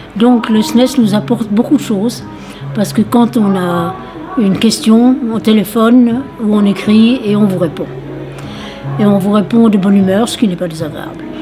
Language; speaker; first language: French; native; French